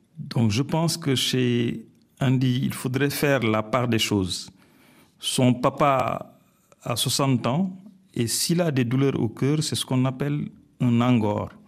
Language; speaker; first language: French; non-native, local second language; Wolof